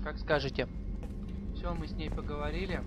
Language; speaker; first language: Russian; native; Russian